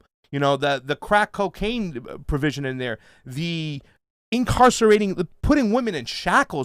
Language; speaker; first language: English; native; English